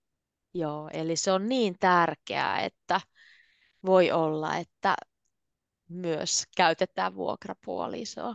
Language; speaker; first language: Finnish; native; Finnish